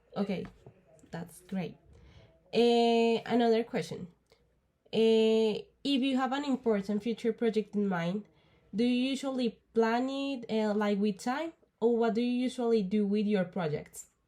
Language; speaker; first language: English; non-native, learner; Spanish